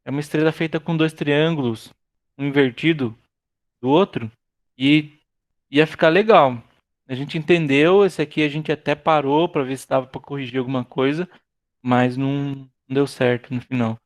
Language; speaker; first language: Portuguese; native; Portuguese